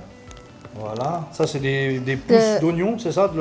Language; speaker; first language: French; native; French